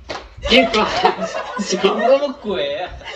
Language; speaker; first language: Chinese; non-native, fluent; Mongolian